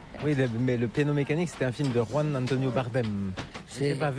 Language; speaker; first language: French; native; French